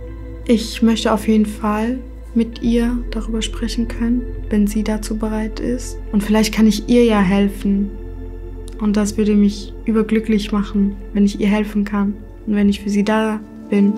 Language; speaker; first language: German; early bilingual, other home language; Kurdish